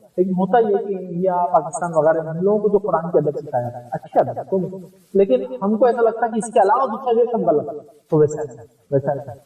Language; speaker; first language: Urdu; native; Urdu